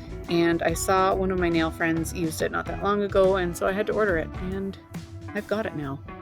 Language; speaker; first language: English; native; English